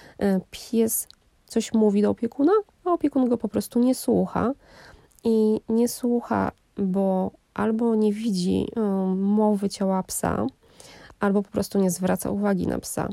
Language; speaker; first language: Polish; native; Polish